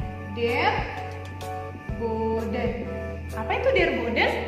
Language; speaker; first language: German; non-native, fluent; Indonesian